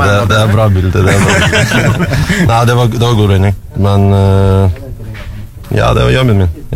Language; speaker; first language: Norwegian; non-native, learner; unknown